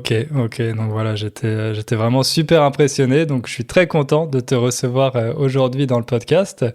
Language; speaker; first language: French; native; French